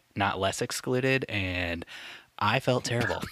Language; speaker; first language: English; native; English